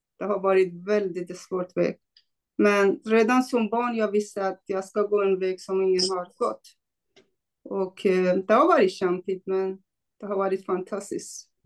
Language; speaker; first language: Swedish; non-native, fluent; Kurdish